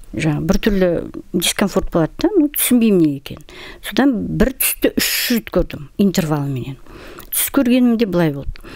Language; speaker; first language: Kazakh; non-native, local second language; Russian